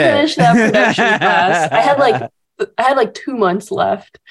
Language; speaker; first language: English; early bilingual, other home language; Indonesian